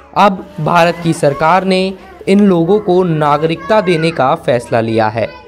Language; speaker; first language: Hindi; native; Hindi